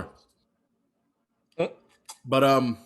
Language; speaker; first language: English; native; English